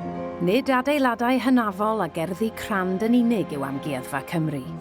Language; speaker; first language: Welsh; native; Welsh